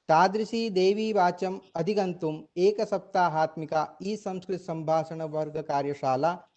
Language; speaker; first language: Hindi; non-native, local second language; Gujarati